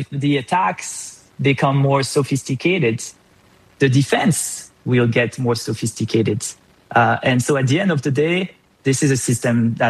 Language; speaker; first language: English; non-native, fluent; French